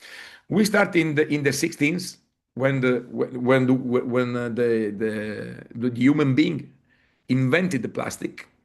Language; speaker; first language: English; non-native, fluent; Italian